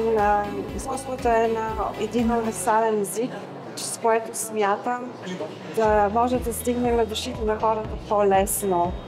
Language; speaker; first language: Bulgarian; early bilingual, heritage; Bulgarian